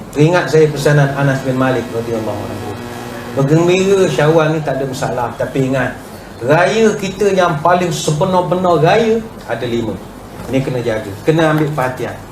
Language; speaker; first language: Malay; native; Malay